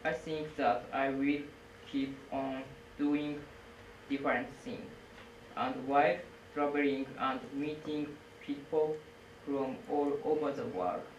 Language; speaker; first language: English; non-native, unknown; Japanese